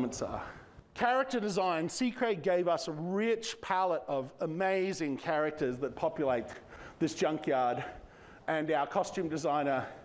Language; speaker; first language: English; native; English